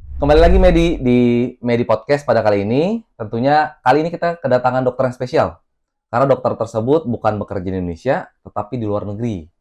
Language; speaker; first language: Indonesian; native; Indonesian